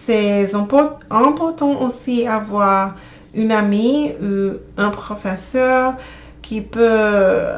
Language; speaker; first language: French; non-native, learner; English